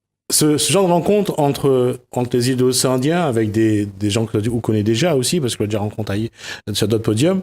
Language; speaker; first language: French; non-native, local second language; Réunion Creole French